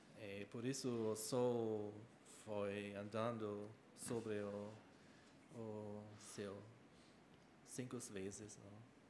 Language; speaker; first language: Portuguese; non-native, learner; German